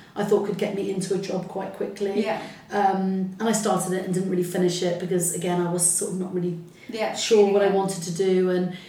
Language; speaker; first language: English; early bilingual, other home language; Arabic